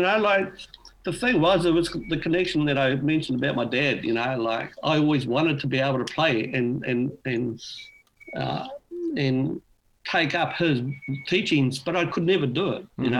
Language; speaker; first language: English; native; English